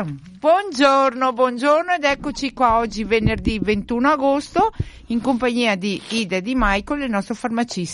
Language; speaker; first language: Italian; early bilingual, heritage; Italian